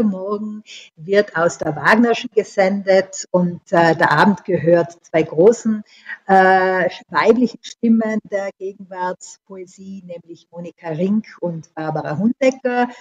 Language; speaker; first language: German; native; German